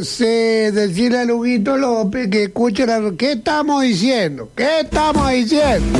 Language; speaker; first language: Spanish; native; Spanish